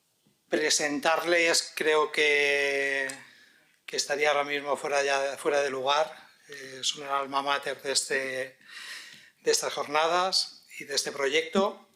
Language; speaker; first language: Spanish; native; Spanish